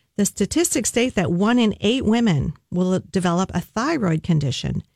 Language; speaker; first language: English; native; English